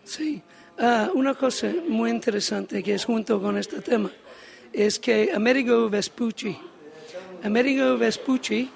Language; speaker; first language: Spanish; non-native, learner; English